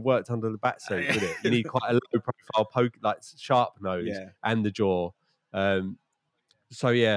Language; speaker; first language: English; native; English